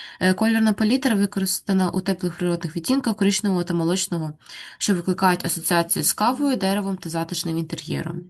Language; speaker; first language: Ukrainian; native; Ukrainian